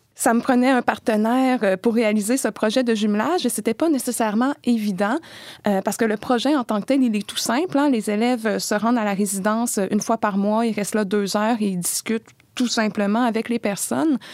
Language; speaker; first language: French; native; French